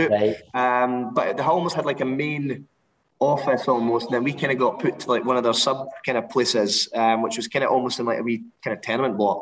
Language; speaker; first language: English; native; English